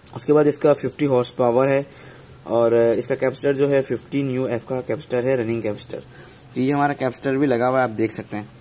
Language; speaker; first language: Urdu; native; Urdu